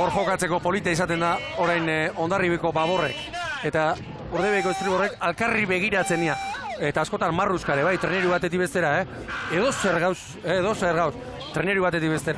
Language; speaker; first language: Basque; native; Basque